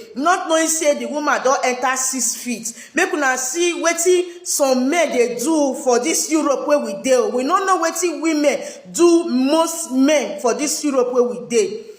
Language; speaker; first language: Nigerian Pidgin; native; Nigerian Pidgin